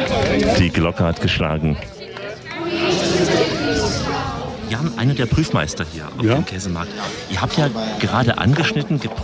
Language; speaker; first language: German; native; German